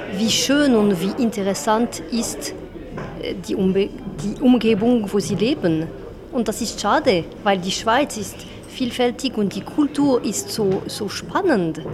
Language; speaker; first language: German; non-native, local second language; French